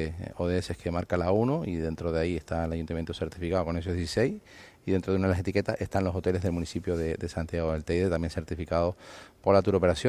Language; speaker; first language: Spanish; native; Spanish